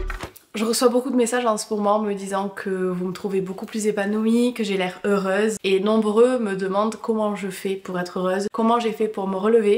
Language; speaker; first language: French; native; French